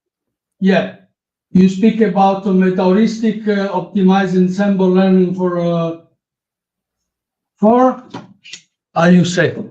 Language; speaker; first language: English; non-native, learner; Italian